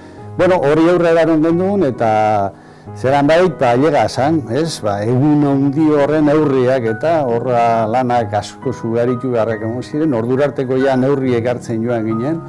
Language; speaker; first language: Basque; native; Basque